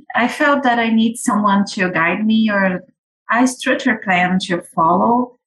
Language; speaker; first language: English; non-native, fluent; Portuguese